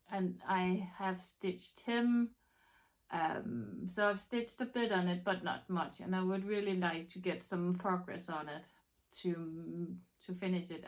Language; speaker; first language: English; non-native, fluent; Danish